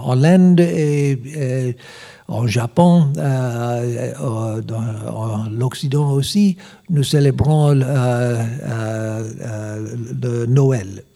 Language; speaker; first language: French; non-native, learner; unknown